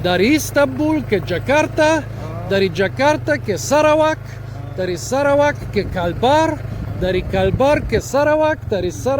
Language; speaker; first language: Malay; non-native, learner; German